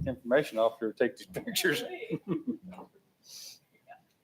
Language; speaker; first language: English; native; English